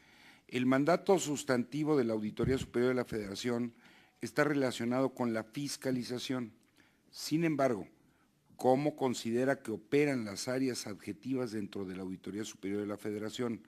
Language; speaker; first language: Spanish; native; Spanish